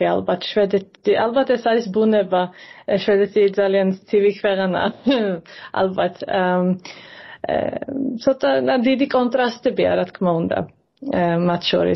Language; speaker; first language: Georgian; early bilingual, heritage; Swedish